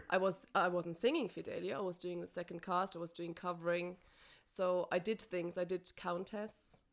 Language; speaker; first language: English; non-native, fluent; German